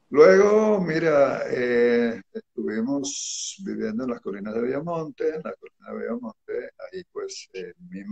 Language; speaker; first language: Spanish; early bilingual, other home language; Hebrew